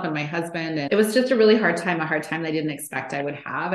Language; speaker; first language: English; native; English